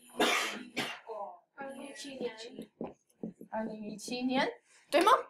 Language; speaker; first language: Chinese; non-native, fluent; English